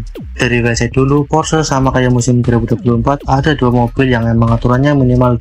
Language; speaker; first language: Indonesian; native; Indonesian